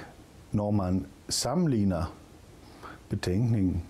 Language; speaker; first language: Danish; non-native, local second language; Kalaallisut